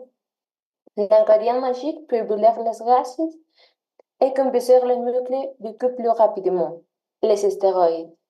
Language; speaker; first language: French; non-native, learner; Spanish